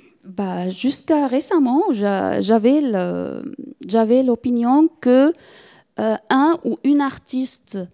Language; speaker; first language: French; non-native, fluent; Arabic